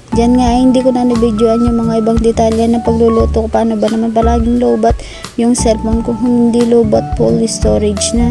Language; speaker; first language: Filipino; non-native, local second language; Pampanga